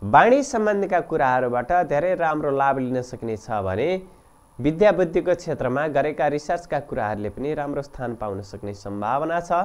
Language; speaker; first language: Nepali; native; Nepali